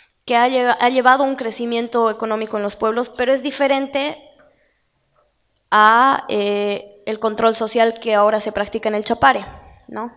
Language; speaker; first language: Spanish; native; Spanish